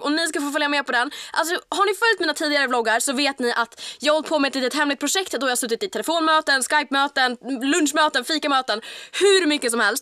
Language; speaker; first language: Swedish; native; Swedish